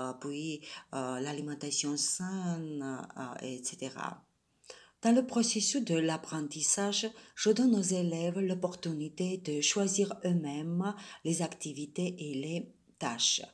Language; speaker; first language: French; non-native, fluent; Georgian